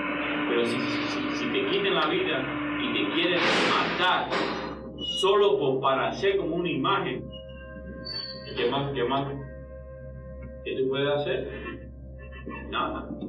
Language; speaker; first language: Spanish; early bilingual, heritage; Spanish